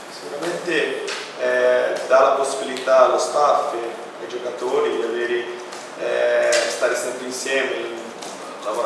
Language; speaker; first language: Italian; non-native, fluent; Portuguese